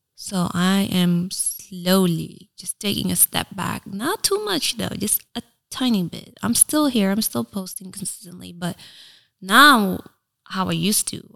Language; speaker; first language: English; early bilingual, other home language; Filipino